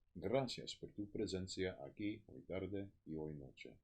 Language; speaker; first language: Spanish; non-native, learner; English